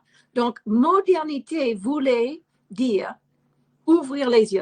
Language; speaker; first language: French; non-native, fluent; English